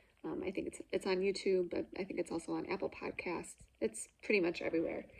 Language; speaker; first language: English; native; English